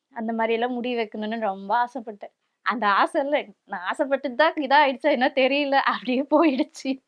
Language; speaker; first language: Tamil; non-native, local second language; Kannada